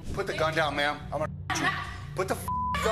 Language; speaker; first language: English; native; English